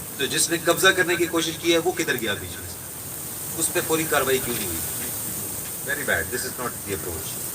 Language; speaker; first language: Urdu; non-native, local second language; Punjabi